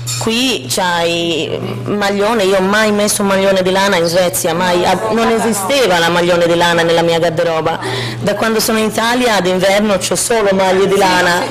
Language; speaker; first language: Italian; non-native, fluent; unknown